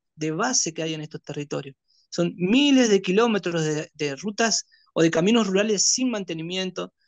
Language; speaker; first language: Spanish; native; Spanish